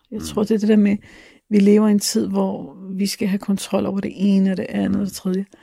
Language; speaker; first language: Danish; native; Danish